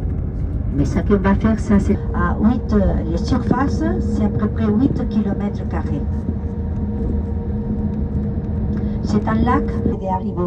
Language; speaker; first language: French; non-native, learner; Spanish